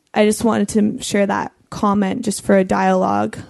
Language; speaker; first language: English; native; English